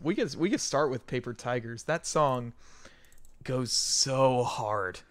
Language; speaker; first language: English; native; English